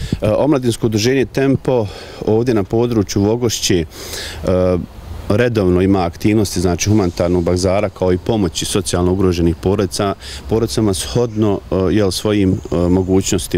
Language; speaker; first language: Croatian; native; Croatian